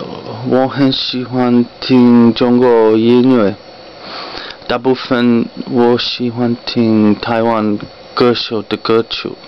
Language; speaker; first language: Chinese; non-native, learner; English